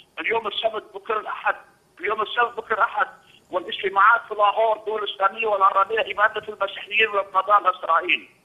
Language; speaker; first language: Arabic; non-native, local second language; Assyrian Neo-Aramaic